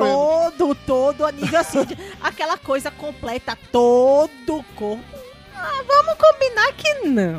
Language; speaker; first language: Portuguese; native; Portuguese